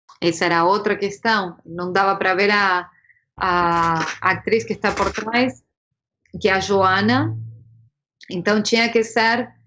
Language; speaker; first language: Portuguese; non-native, fluent; Spanish